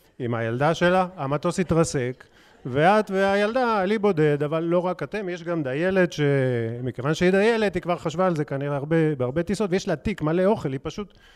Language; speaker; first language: Hebrew; native; Hebrew